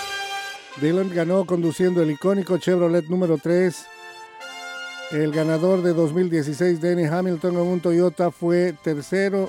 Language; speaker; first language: Spanish; native; Spanish